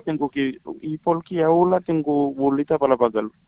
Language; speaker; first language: Spanish; non-native, learner; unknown